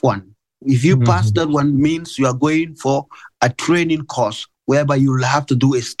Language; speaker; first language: English; non-native, local second language; Mandingo